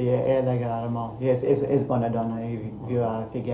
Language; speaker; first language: Catalan; non-native, learner; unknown